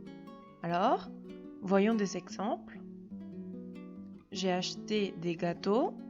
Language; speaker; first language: French; non-native, fluent; Spanish